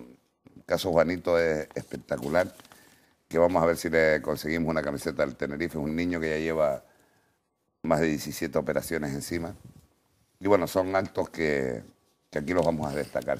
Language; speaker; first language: Spanish; native; Spanish